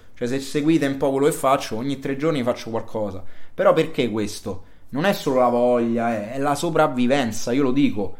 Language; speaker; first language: Italian; native; Italian